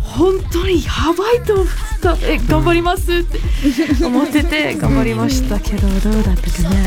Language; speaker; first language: Japanese; non-native, fluent; English